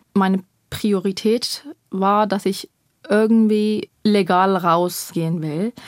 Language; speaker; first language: German; non-native, fluent; Persian